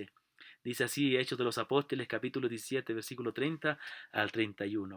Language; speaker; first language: Spanish; native; Spanish